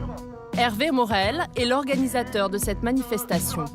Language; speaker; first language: French; native; French